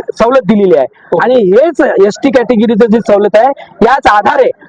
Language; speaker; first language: Marathi; non-native, local second language; Lambadi